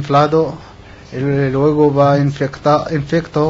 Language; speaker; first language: Spanish; non-native, learner; Arabic